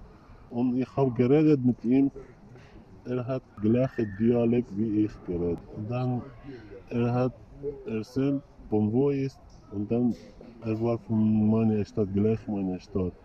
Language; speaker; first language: German; non-native, learner; Persian